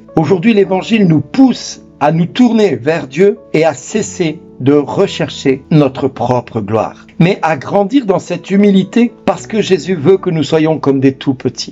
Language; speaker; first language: French; native; French